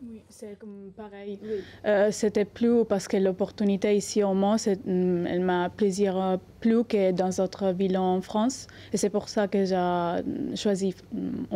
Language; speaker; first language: French; non-native, learner; Italian